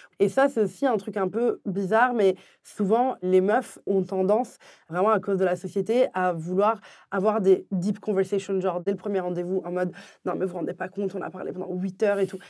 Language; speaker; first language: French; early bilingual, other home language; Arabic